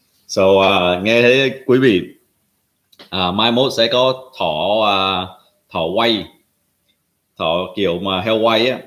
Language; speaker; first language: Vietnamese; early bilingual, heritage; Vietnamese